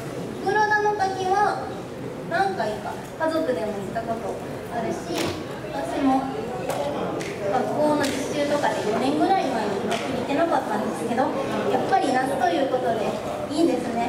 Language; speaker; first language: Japanese; native; Japanese